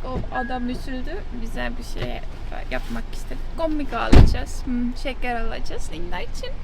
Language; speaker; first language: Turkish; non-native, learner; Estonian